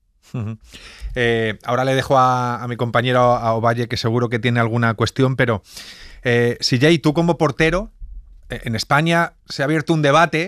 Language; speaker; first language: Spanish; native; Spanish